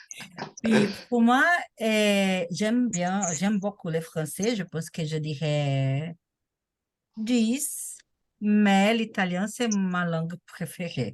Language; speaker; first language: French; non-native, learner; Portuguese